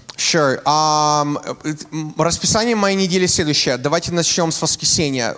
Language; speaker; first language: Russian; early bilingual, heritage; Russian